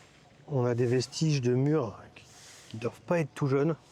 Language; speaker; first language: French; native; French